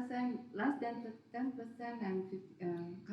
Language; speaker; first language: English; non-native, learner; Indonesian